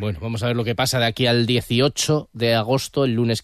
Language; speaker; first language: Spanish; native; Spanish